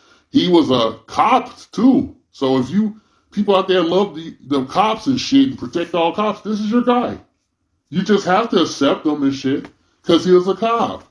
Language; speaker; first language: English; native; English